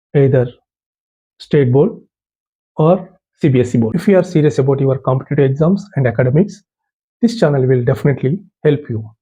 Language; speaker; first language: English; non-native, local second language; Telugu